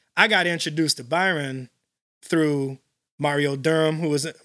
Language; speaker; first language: English; native; English